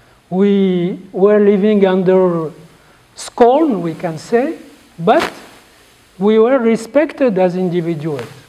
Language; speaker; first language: English; non-native, fluent; Arabic